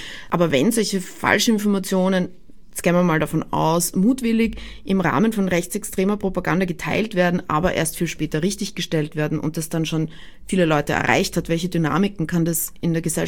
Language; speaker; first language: German; native; German